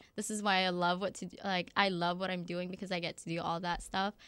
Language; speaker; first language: English; early bilingual, other home language; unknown